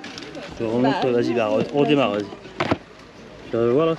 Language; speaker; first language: French; native; French